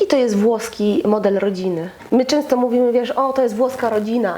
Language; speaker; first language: Polish; native; Polish